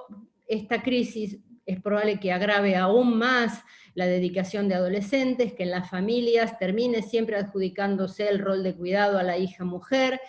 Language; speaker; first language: Spanish; native; Spanish